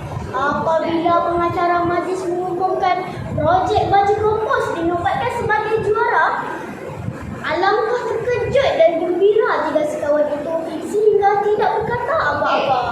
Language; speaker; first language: Malay; native; Malay